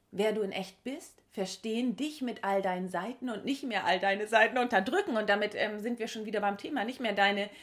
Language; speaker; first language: German; native; German